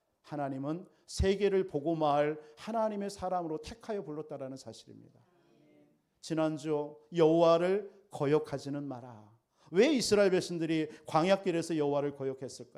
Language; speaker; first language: Korean; native; Korean